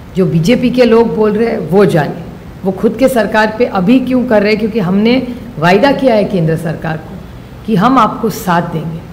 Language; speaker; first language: Hindi; non-native, local second language; Marathi